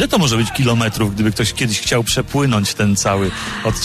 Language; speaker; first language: Polish; native; Polish